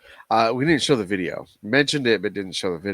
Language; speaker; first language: English; native; English